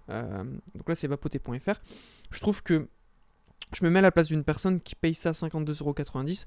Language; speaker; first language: French; native; French